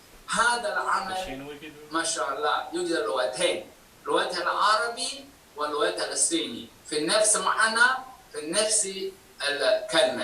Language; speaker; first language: Arabic; non-native, fluent; Chinese